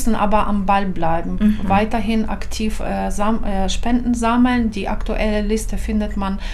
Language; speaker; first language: German; non-native, fluent; Ukrainian